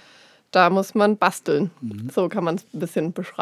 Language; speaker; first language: German; native; German